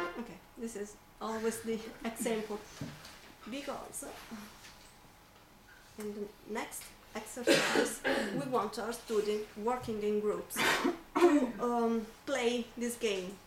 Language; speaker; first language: English; non-native, fluent; Italian